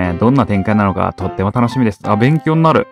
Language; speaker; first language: Japanese; native; Japanese